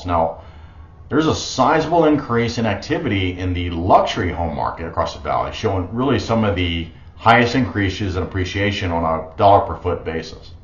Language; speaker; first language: English; native; English